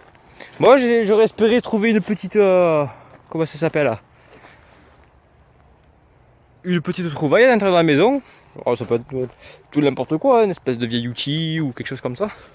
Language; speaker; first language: French; native; French